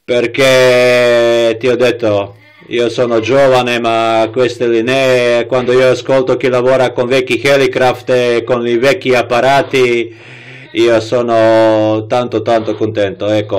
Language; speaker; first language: Italian; non-native, learner; Croatian